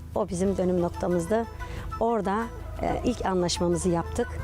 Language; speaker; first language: Turkish; native; Turkish